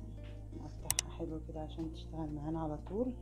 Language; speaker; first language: Arabic; native; Arabic